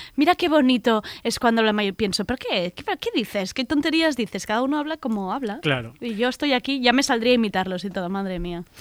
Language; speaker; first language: Spanish; native; Spanish